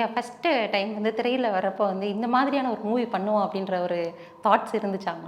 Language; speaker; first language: Tamil; native; Tamil